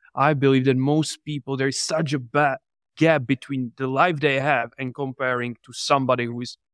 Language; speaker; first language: English; non-native, fluent; Czech